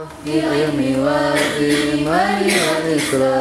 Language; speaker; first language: Arabic; non-native, learner; Indonesian